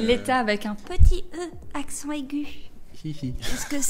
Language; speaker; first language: French; native; French